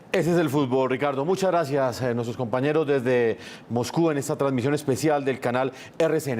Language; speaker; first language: Spanish; native; Spanish